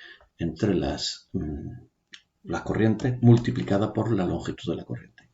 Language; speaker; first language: Spanish; native; Spanish